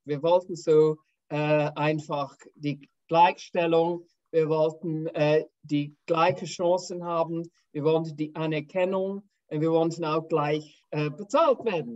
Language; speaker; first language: German; non-native, fluent; English